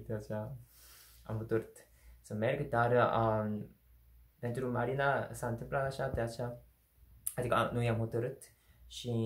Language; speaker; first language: Romanian; non-native, learner; Korean